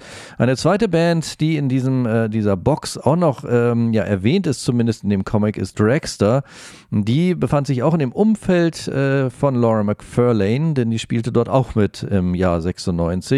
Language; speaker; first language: German; native; German